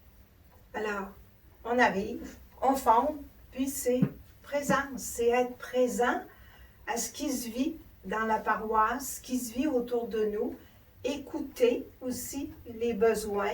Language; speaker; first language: French; native; French